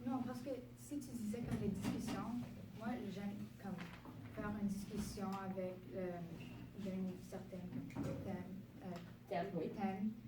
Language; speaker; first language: French; non-native, local second language; English